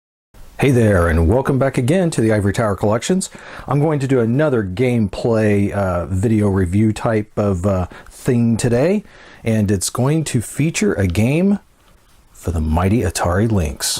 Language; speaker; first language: English; native; English